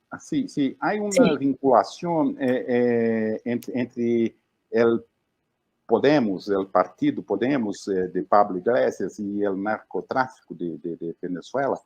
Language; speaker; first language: Spanish; non-native, learner; Portuguese